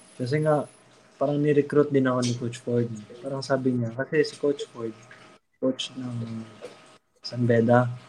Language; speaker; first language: Filipino; early bilingual, heritage; Filipino